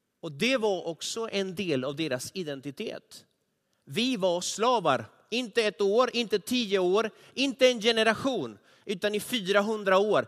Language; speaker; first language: Swedish; non-native, fluent; Spanish